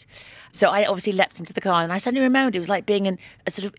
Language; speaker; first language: English; native; English